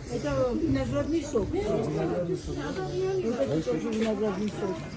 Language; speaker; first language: Russian; non-native, fluent; Georgian